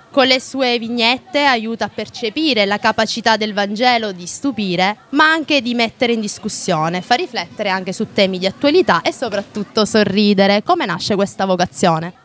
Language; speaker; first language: Italian; native; Italian